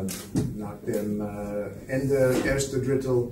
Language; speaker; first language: German; non-native, learner; English